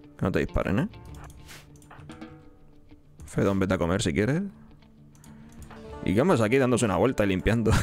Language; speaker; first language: Spanish; native; Spanish